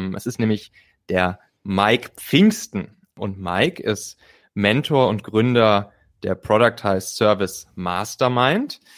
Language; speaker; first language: German; native; German